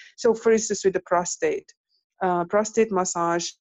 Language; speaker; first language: English; non-native, fluent; Hungarian